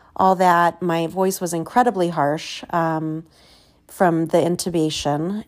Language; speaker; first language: English; native; English